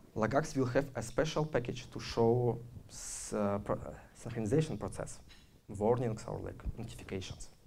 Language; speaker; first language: English; non-native, fluent; Russian